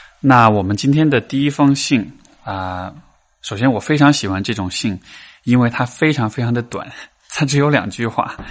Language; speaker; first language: Chinese; native; Chinese